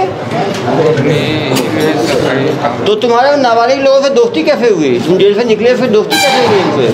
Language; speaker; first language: Hindi; native; Hindi